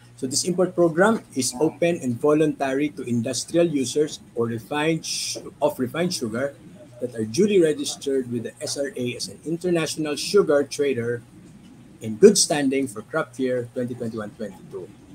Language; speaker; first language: English; non-native, local second language; Filipino